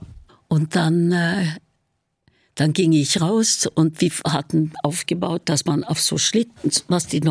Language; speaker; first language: German; non-native, fluent; Norwegian